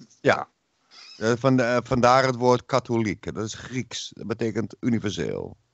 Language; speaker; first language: Dutch; native; Dutch